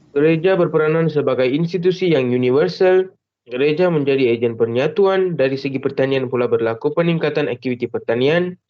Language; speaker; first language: Malay; non-native, local second language; Tamil